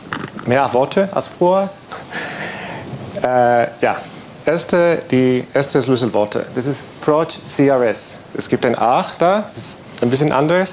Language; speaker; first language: German; non-native, learner; Spanish